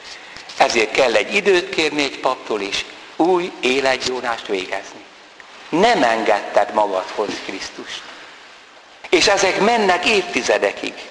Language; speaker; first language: Hungarian; native; Hungarian